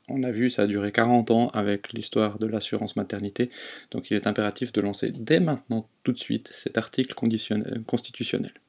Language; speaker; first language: French; native; French